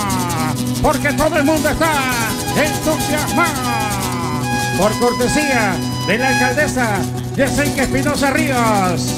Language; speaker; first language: Spanish; native; Spanish